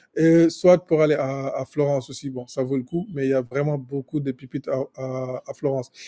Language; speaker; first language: French; non-native, local second language; Wolof